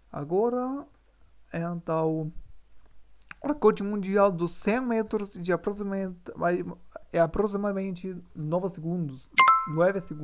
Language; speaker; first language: Portuguese; non-native, learner; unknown